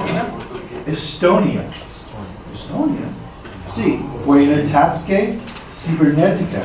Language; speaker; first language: Spanish; non-native, fluent; English